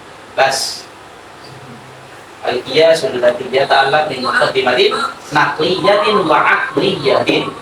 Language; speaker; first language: Arabic; non-native, fluent; Indonesian